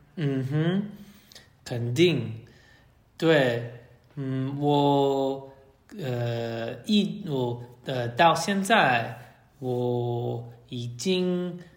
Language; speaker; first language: Chinese; non-native, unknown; English